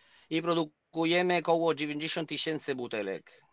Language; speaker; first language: Polish; non-native, learner; Spanish